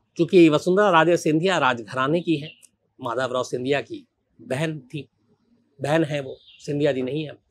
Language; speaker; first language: Hindi; native; Hindi